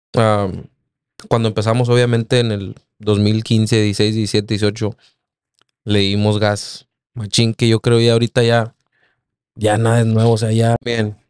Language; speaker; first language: Spanish; native; Spanish